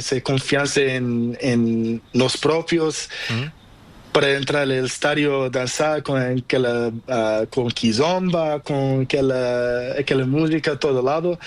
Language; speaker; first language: Spanish; non-native, learner; Portuguese